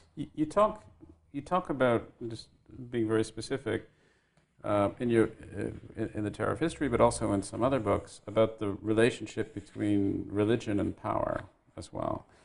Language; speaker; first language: English; native; English